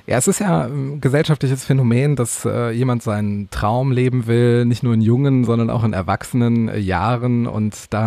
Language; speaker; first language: German; native; German